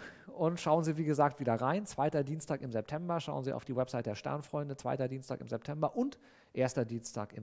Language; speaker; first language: German; native; German